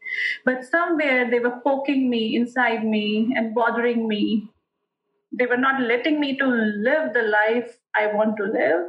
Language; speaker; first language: English; non-native, local second language; Hindi